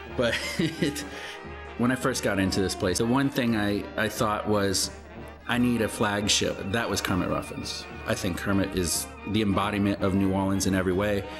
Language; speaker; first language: English; native; English